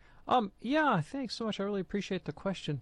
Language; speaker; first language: English; native; English